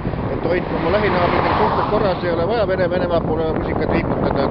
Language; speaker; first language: Estonian; native; Estonian